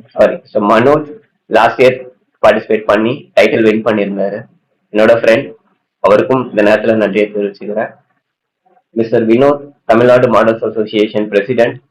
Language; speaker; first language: Tamil; native; Tamil